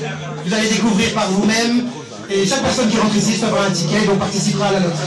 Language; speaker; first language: French; native; French